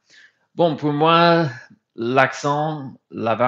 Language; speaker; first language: French; non-native, fluent; English